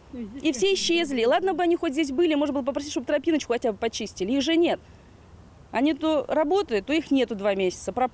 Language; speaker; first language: Russian; native; Russian